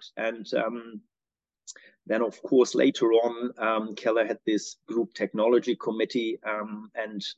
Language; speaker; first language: English; non-native, fluent; German